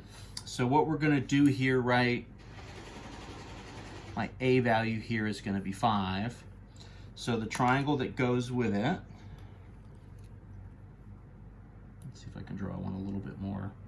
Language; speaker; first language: English; native; English